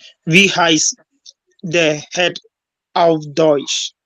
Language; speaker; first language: German; non-native, learner; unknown